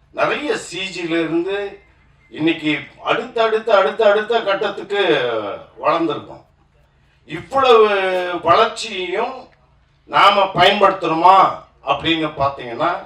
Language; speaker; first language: Tamil; native; Tamil